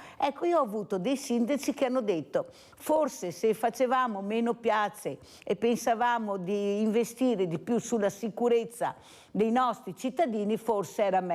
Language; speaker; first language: Italian; native; Italian